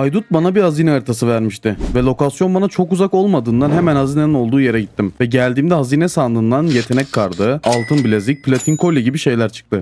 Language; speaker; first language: Turkish; native; Turkish